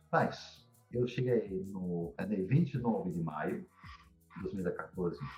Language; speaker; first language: Portuguese; non-native, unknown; Dutch